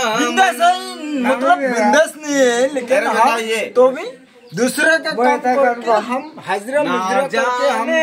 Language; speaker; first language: Hindi; non-native, local second language; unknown